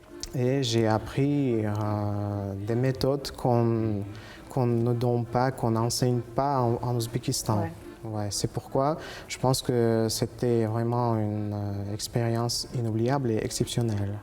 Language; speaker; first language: French; non-native, fluent; Uzbek